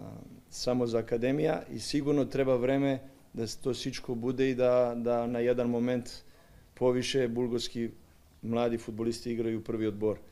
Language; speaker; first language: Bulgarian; non-native, learner; Serbian